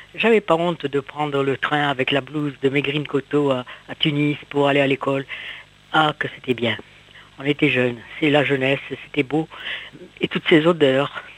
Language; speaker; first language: French; native; French